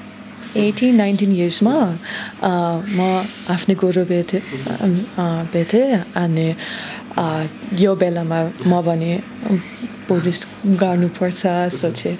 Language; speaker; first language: Nepali; non-native, learner; German